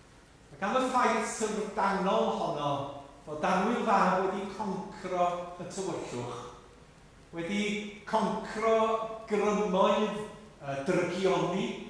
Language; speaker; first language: Welsh; native; Welsh